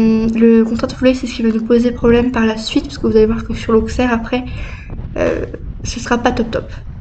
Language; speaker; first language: French; native; French